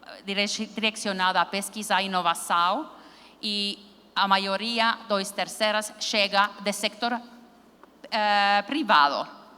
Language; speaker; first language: Portuguese; non-native, learner; Finnish